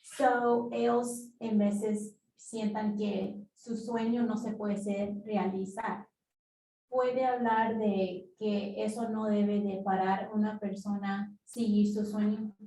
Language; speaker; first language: Spanish; early bilingual, heritage; Spanish